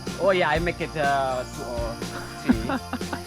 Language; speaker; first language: English; non-native, learner; Indonesian